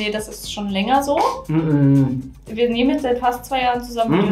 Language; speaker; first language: German; native; German